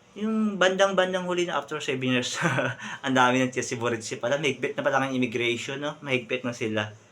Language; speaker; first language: Filipino; non-native, local second language; Hiligaynon